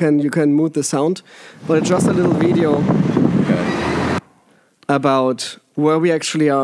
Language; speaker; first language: English; non-native, fluent; German